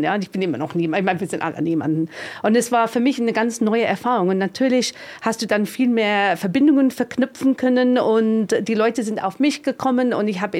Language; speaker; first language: German; non-native, fluent; English